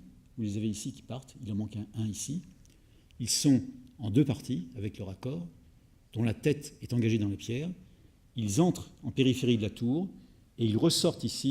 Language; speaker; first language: French; native; French